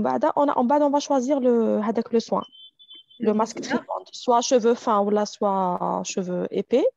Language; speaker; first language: French; non-native, local second language; Arabic